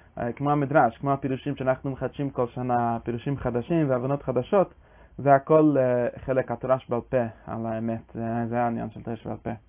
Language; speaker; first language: Hebrew; non-native, fluent; English